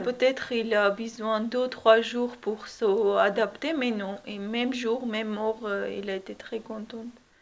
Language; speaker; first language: French; non-native, learner; Armenian